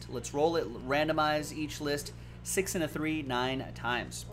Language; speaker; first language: English; native; English